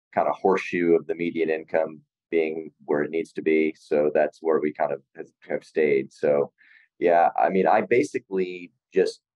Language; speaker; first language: English; native; English